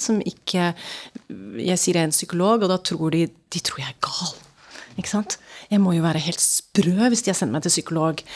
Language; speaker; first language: Norwegian; early bilingual, other home language; English